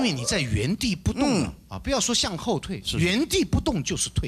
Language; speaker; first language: Chinese; native; Chinese